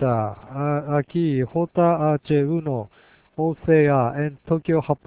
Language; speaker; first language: Spanish; non-native, learner; Japanese